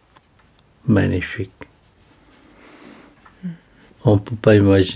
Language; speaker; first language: French; non-native, fluent; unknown